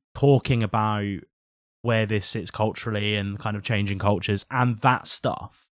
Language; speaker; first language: English; native; English